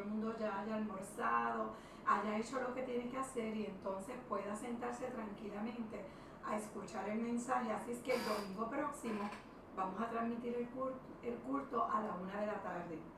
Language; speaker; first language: Spanish; native; Spanish